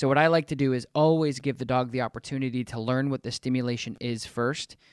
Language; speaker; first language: English; native; English